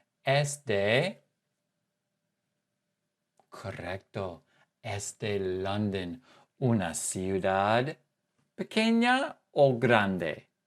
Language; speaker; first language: Spanish; non-native, fluent; English